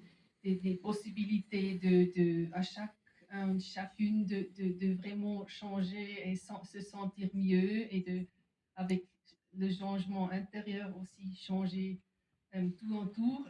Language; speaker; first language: French; non-native, fluent; German